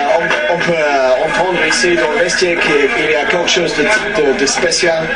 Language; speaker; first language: French; non-native, fluent; English